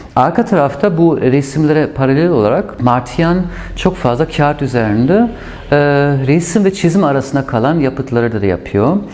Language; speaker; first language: Turkish; non-native, fluent; German